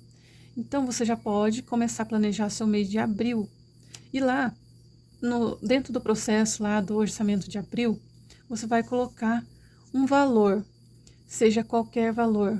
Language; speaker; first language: Portuguese; native; Portuguese